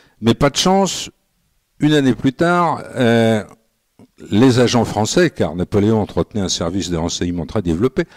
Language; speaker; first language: French; native; French